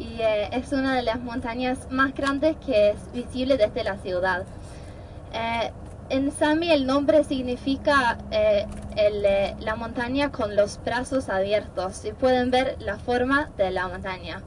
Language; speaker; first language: Spanish; non-native, fluent; Norwegian